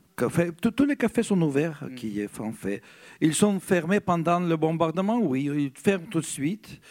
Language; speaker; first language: French; non-native, fluent; Russian